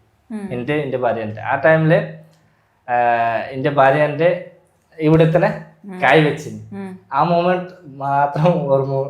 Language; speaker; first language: Malayalam; non-native, local second language; Bangla